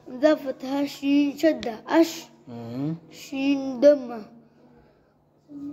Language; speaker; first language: Arabic; non-native, learner; Urdu